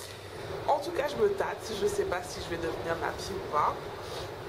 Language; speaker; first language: French; non-native, local second language; Wolof